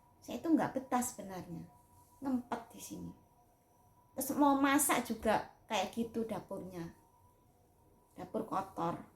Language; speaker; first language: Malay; non-native, local second language; Javanese